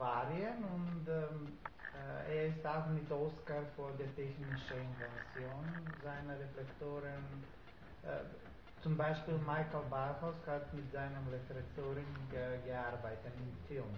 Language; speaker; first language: German; non-native, learner; Macedonian